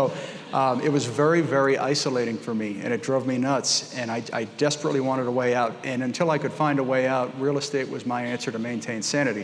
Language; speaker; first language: English; native; English